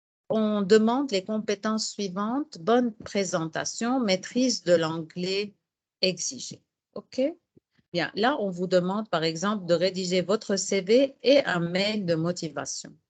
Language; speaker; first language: French; non-native, fluent; Arabic